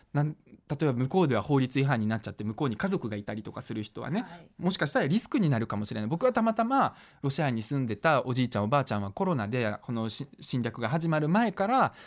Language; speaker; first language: Japanese; early bilingual, other home language; Russian